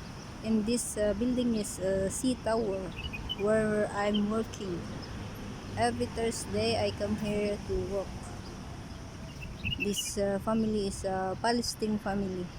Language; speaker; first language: English; non-native, local second language; Filipino